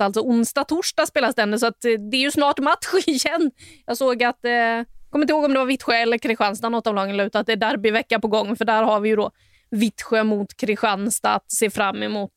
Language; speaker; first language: Swedish; native; Swedish